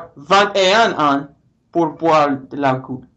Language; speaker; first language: French; non-native, learner; English